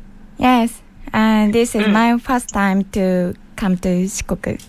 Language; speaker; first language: English; non-native, learner; Japanese